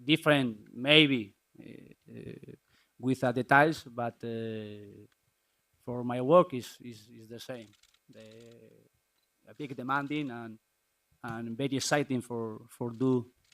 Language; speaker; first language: English; non-native, learner; Spanish